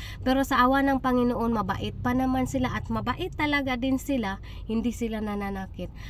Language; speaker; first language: Filipino; native; Filipino